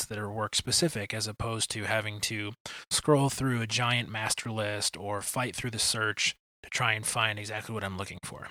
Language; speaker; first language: English; native; English